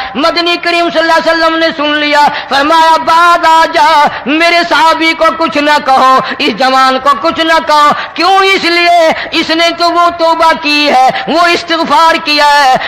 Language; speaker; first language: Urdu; non-native, local second language; Saraiki